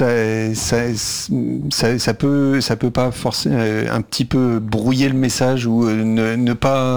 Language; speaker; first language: French; native; French